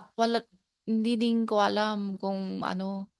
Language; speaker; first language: Filipino; non-native, learner; Chinese